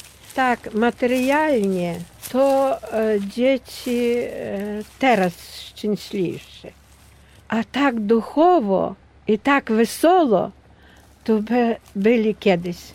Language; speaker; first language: Polish; non-native, local second language; Ukrainian